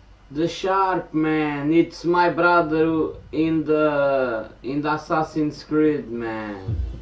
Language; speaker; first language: English; non-native, fluent; Portuguese